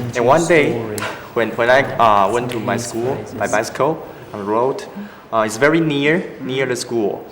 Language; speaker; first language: English; non-native, learner; Japanese